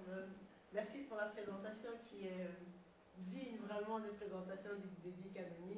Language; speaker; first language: French; native; French